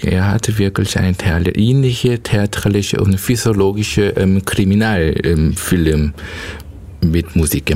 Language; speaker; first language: German; non-native, learner; Korean